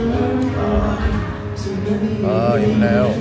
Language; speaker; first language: Thai; non-native, learner; Korean